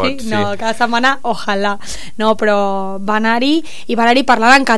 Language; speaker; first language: Catalan; native; Catalan